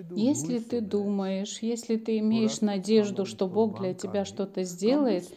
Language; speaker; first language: Russian; non-native, local second language; Armenian